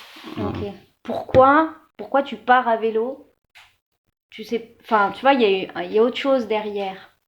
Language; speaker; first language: French; native; French